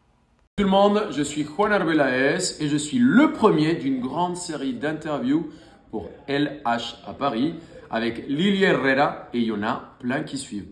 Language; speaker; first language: French; non-native, fluent; Spanish